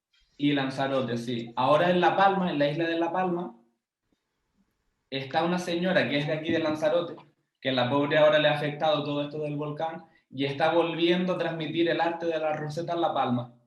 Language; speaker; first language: Spanish; native; Spanish